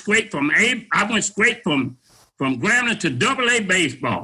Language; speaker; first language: English; native; English